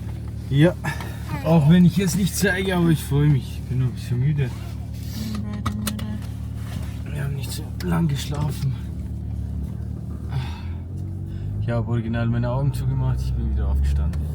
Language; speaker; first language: German; early bilingual, other home language; Bosnian